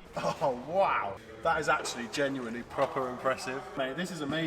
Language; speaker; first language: English; native; English